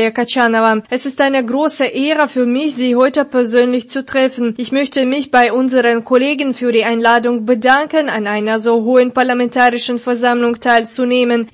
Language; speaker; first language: German; non-native, fluent; Russian